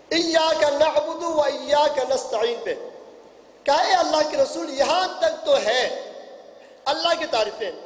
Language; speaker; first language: Urdu; non-native, local second language; Punjabi